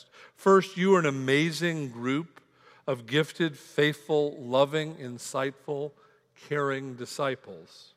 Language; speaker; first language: English; native; English